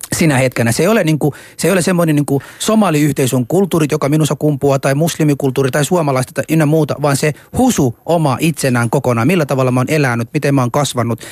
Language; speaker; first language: Finnish; early bilingual, other home language; Somali